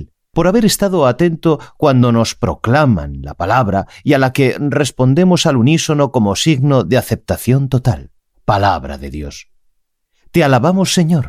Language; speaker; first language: Spanish; native; Spanish